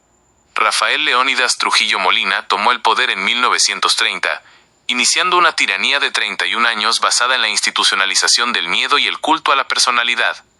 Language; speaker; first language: Spanish; native; Spanish